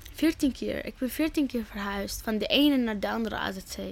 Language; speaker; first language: Dutch; early bilingual, other home language; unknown